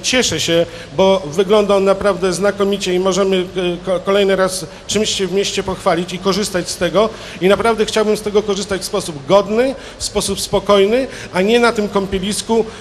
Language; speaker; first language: Polish; native; Polish